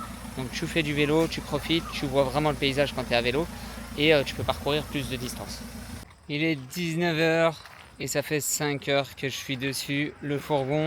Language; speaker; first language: French; native; French